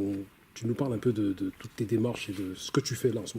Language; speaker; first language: French; native; French